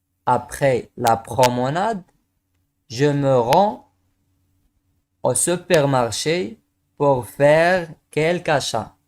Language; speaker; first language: French; non-native, local second language; Arabic